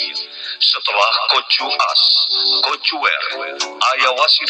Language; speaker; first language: Indonesian; native; Indonesian